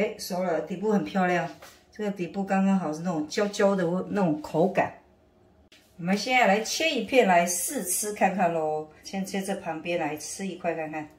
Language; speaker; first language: Chinese; native; Chinese